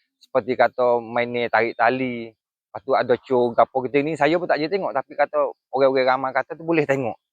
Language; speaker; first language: Malay; native; Malay